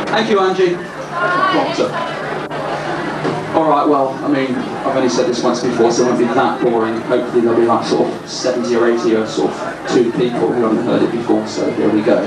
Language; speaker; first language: English; native; English